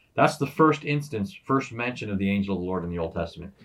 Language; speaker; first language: English; native; English